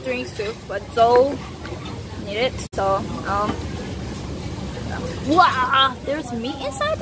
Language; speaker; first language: English; non-native, fluent; Korean